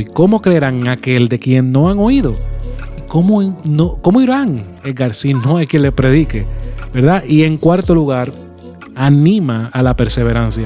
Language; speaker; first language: Spanish; native; Spanish